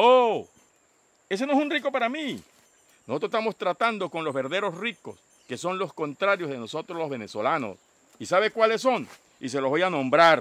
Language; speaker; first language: Spanish; native; Spanish